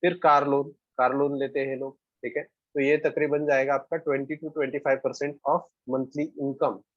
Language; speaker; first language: Hindi; non-native, local second language; Marathi